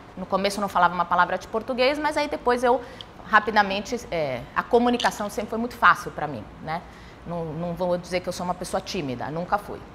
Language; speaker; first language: Portuguese; early bilingual, other home language; Spanish